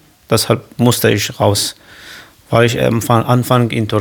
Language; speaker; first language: German; non-native, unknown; Kurdish